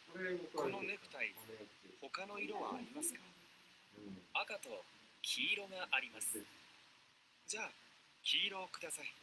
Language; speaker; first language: Japanese; non-native, learner; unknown